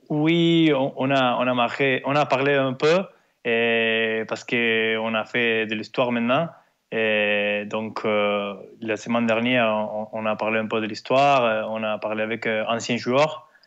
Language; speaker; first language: French; non-native, learner; Spanish